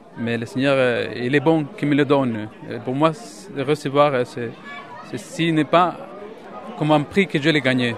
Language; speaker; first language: French; non-native, fluent; Spanish